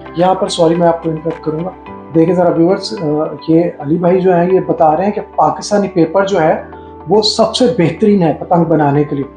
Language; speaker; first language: Urdu; native; Urdu